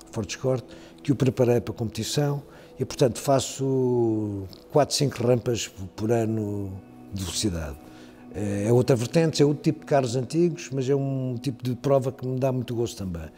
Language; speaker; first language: Portuguese; native; Portuguese